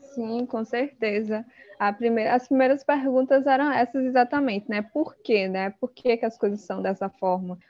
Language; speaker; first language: Portuguese; early bilingual, other home language; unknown